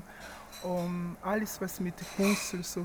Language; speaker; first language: German; non-native, learner; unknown